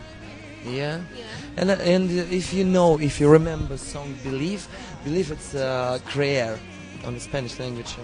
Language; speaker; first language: English; non-native, learner; Russian